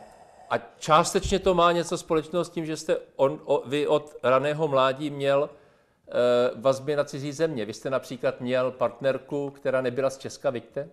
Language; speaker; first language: Czech; native; Czech